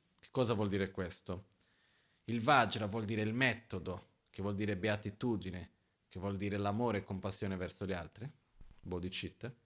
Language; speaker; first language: Italian; non-native, fluent; Portuguese